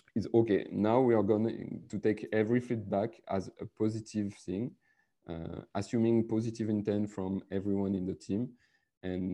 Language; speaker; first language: English; non-native, fluent; French